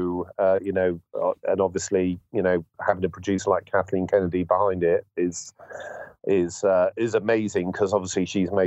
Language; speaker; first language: English; native; English